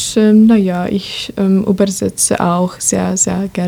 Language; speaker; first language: German; non-native, fluent; Polish